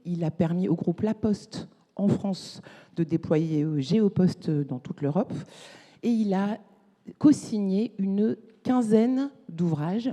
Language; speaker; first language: French; native; French